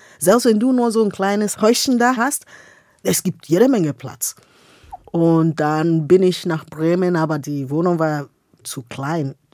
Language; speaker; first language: German; non-native, fluent; Igbo